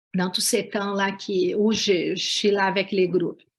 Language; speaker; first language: French; non-native, fluent; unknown